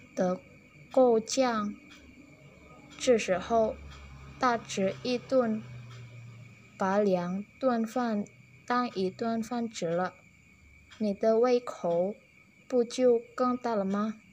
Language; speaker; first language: Chinese; non-native, learner; Indonesian